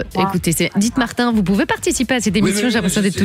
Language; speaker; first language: French; native; French